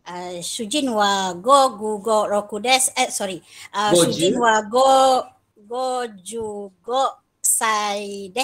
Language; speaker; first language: Japanese; non-native, learner; Malay